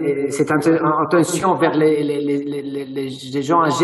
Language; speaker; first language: French; non-native, fluent; Italian